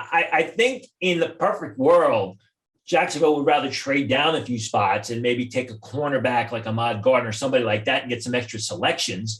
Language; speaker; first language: English; native; English